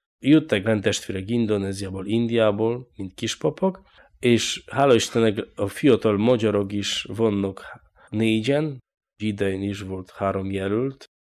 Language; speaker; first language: Hungarian; non-native, learner; Polish